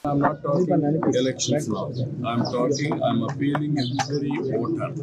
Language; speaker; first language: English; non-native, local second language; Telugu